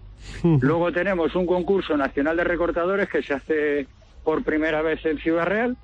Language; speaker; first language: Spanish; native; Spanish